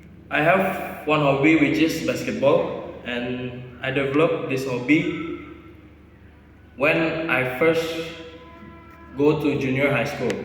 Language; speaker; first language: English; non-native, learner; Indonesian